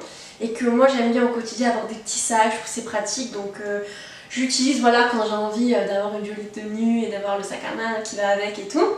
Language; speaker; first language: French; native; French